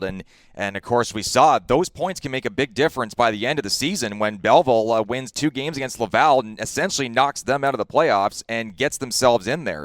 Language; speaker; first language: English; native; English